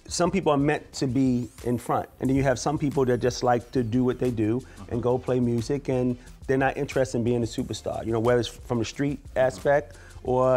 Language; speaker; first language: English; native; English